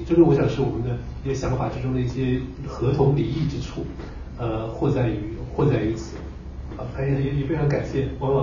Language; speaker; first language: Chinese; native; Chinese